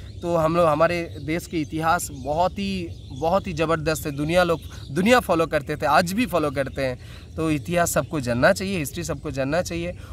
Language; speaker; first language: Hindi; non-native, local second language; Bangla